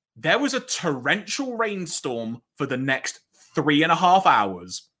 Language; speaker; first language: English; native; English